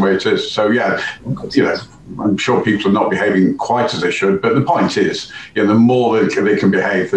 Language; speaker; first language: English; native; English